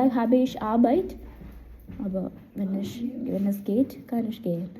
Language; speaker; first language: German; non-native, learner; Malayalam